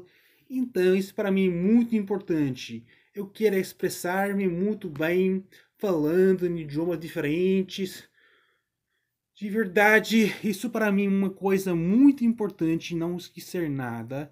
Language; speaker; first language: Portuguese; non-native, learner; English